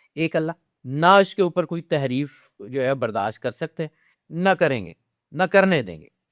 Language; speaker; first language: Urdu; non-native, local second language; Punjabi